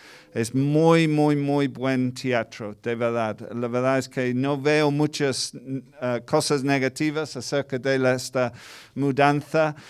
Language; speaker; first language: Spanish; non-native, fluent; English